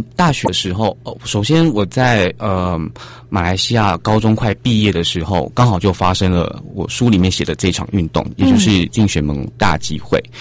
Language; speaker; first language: Chinese; native; Chinese